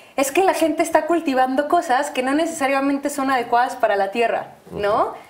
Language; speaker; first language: Spanish; native; Spanish